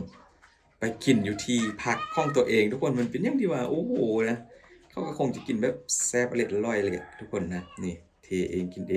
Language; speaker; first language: Thai; non-native, local second language; Northeastern Thai